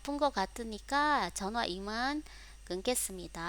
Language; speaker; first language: Korean; non-native, fluent; Indonesian